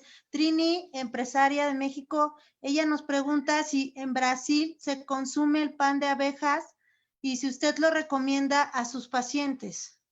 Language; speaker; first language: Spanish; native; Spanish